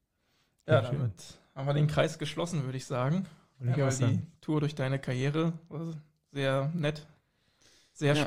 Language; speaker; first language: German; native; German